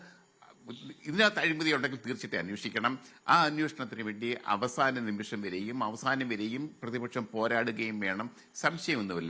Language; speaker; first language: Malayalam; native; Malayalam